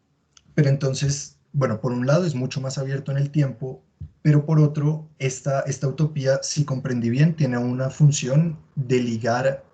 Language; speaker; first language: Spanish; native; Spanish